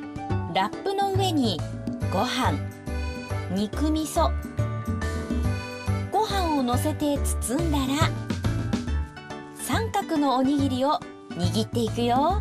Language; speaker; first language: Japanese; native; Japanese